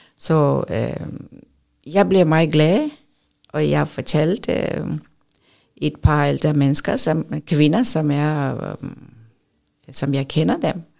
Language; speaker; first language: Danish; non-native, fluent; Urdu